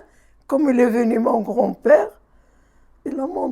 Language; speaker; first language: French; non-native, learner; Arabic